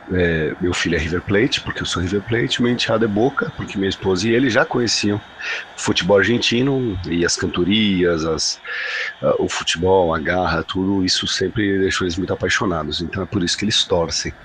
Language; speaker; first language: Portuguese; non-native, fluent; Spanish